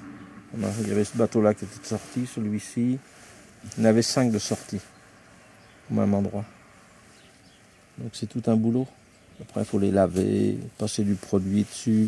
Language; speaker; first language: French; native; French